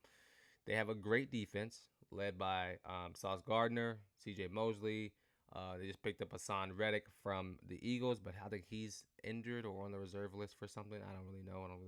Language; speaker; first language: English; native; English